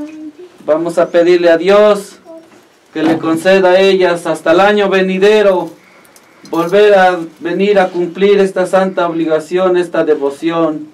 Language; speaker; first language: Spanish; native; Spanish